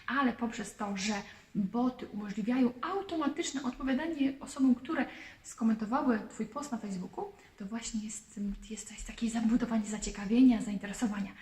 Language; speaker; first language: Polish; native; Polish